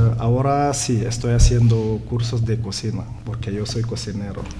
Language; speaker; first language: Spanish; non-native, learner; Wolof